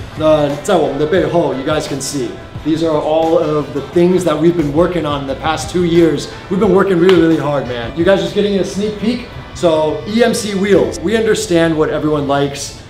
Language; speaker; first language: English; early bilingual, other home language; Chinese